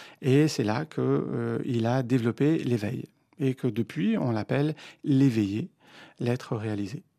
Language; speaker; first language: French; native; French